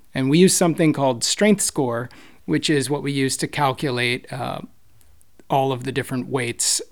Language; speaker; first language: English; native; English